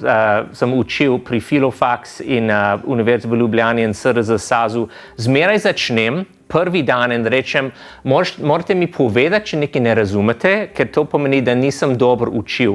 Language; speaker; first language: Slovenian; non-native, fluent; English